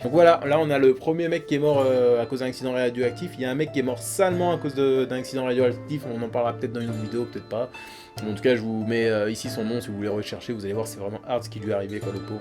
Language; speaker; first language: French; native; French